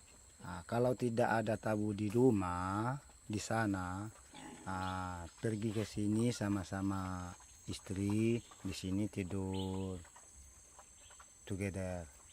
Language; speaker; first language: Indonesian; non-native, local second language; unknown